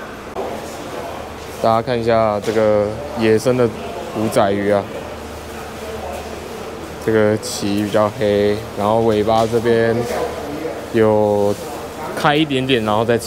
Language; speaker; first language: Chinese; native; Chinese